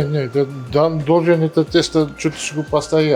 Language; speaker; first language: Russian; non-native, learner; Georgian